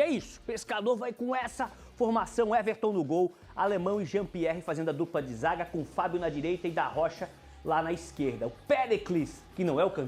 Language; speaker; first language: Portuguese; native; Portuguese